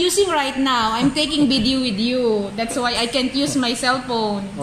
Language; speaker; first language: English; non-native, learner; Filipino